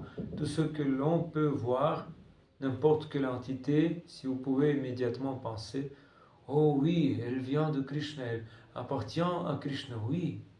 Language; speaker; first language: French; non-native, fluent; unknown